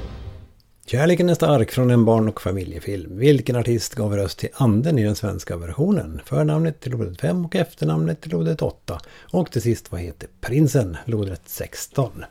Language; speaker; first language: Swedish; native; Swedish